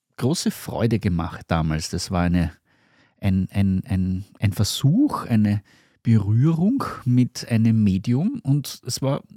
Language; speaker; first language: German; native; German